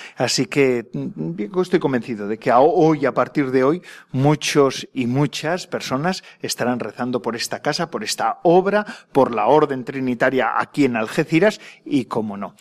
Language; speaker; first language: Spanish; native; Spanish